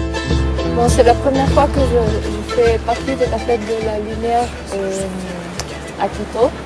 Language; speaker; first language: French; non-native, fluent; Spanish